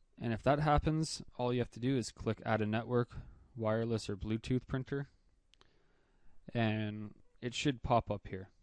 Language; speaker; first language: English; native; English